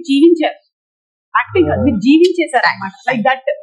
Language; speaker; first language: Telugu; native; Telugu